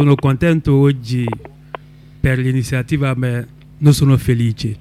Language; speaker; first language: Italian; non-native, local second language; French